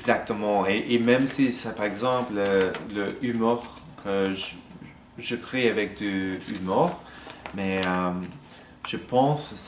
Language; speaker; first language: French; non-native, learner; English